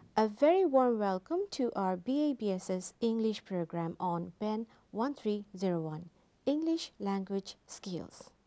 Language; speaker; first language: English; non-native, local second language; Bangla